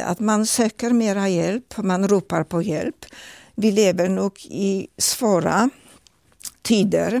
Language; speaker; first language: Swedish; non-native, fluent; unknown